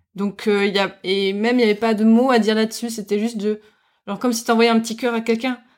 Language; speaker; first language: French; early bilingual, heritage; French